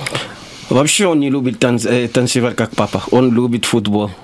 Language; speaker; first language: Russian; non-native, learner; Lingala